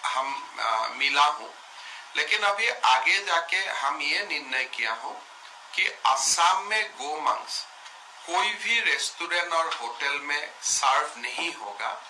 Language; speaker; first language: Hindi; non-native, local second language; Assamese